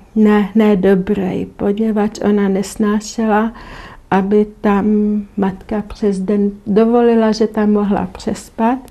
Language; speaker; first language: Czech; non-native, local second language; German